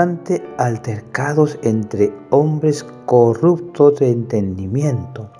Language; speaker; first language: Spanish; native; Spanish